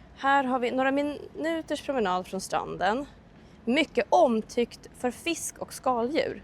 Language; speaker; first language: Swedish; native; Swedish